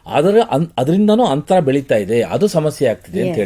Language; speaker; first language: Kannada; native; Kannada